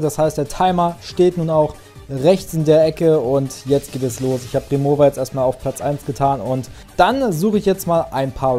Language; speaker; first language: German; native; German